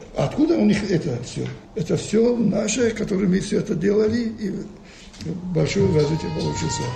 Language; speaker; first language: Russian; non-native, local second language; Tajik